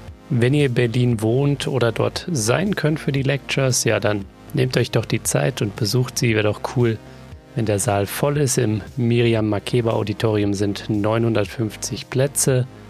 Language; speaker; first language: German; native; German